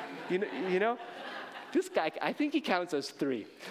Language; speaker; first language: English; early bilingual, heritage; English